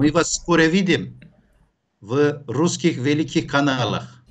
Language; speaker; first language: Russian; non-native, fluent; Turkish